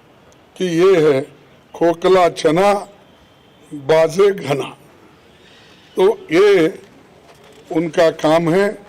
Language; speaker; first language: Hindi; non-native, local second language; Kannada